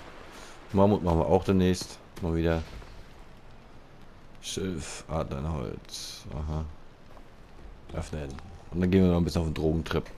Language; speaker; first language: German; native; German